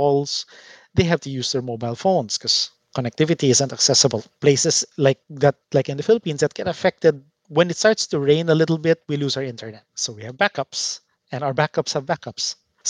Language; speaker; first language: English; non-native, local second language; Filipino